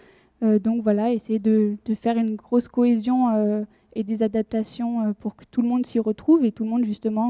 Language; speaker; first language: French; native; French